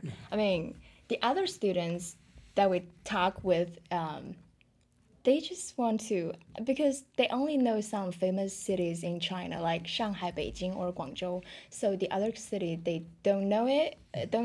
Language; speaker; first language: English; non-native, fluent; Chinese